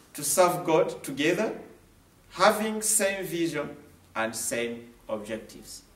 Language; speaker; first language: English; non-native, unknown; Swahili